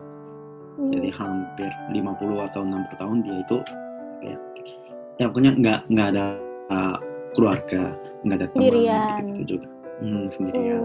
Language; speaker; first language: Indonesian; non-native, fluent; Japanese